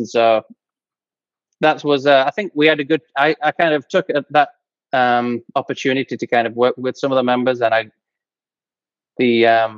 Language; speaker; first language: English; native; English